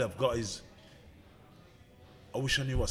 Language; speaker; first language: English; native; English